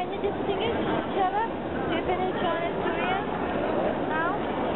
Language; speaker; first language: English; non-native, fluent; Korean